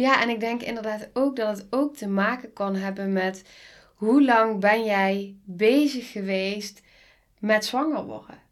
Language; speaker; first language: Dutch; native; Dutch